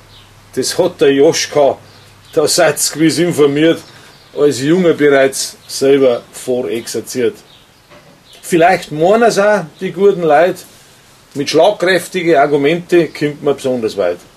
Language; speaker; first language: German; native; German